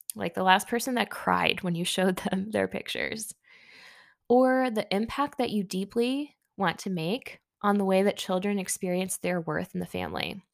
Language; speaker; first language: English; early bilingual, other home language; Hindi